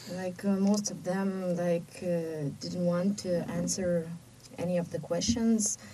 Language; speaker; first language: English; non-native, fluent; Lithuanian